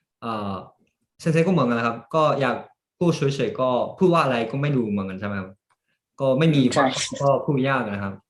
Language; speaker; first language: Thai; early bilingual, heritage; Japanese